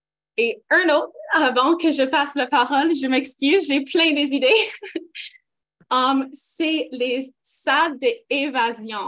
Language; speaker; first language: French; non-native, local second language; English